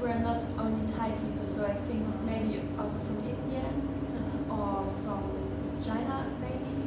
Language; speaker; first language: English; non-native, fluent; German